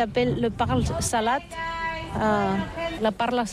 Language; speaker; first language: French; non-native, learner; Catalan